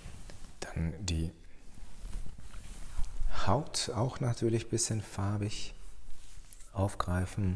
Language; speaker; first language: German; native; German